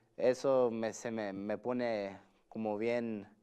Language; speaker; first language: Spanish; early bilingual, heritage; Spanish